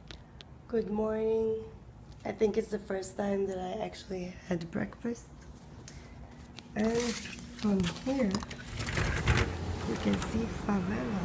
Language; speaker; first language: English; non-native, fluent; Hebrew